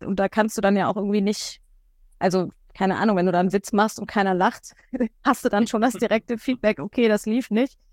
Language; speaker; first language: German; native; German